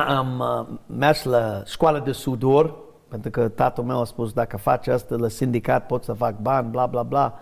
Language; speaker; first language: Romanian; non-native, learner; English